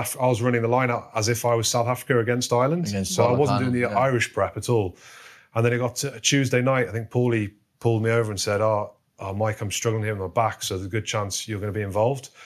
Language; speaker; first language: English; native; English